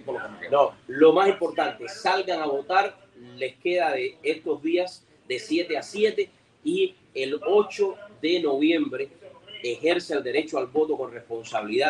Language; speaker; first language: Spanish; native; Spanish